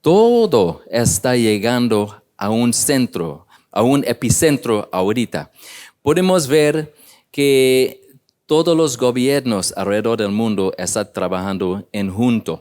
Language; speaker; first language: Spanish; non-native, learner; English